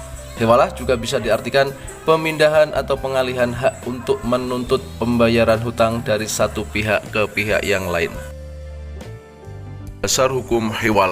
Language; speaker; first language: Indonesian; native; Indonesian